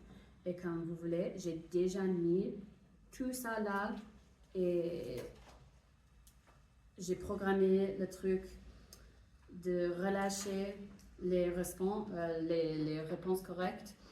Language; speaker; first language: French; non-native, fluent; English